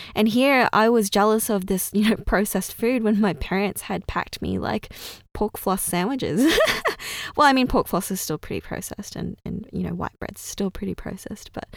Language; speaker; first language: English; early bilingual, other home language; Cantonese